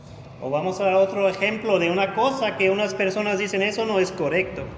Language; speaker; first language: Spanish; non-native, fluent; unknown